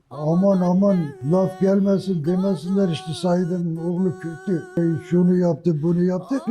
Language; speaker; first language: Turkish; non-native, local second language; Kurdish